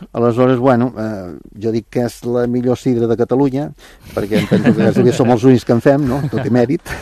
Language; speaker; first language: Catalan; native; Catalan